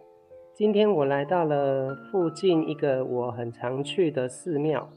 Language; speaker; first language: Chinese; native; Chinese